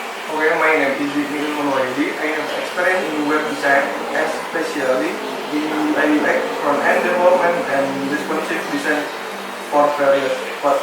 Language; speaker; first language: English; non-native, learner; Indonesian